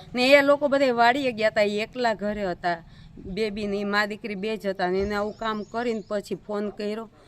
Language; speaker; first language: Gujarati; native; Gujarati